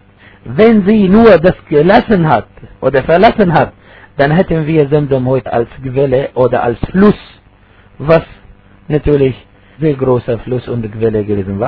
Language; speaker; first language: German; non-native, fluent; Arabic